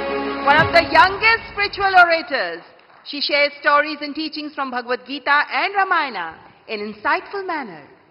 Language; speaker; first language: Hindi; native; Hindi